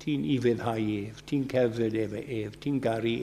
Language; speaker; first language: Welsh; non-native, fluent; English